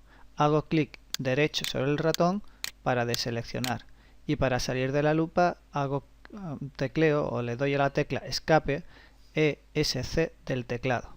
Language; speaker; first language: Spanish; native; Spanish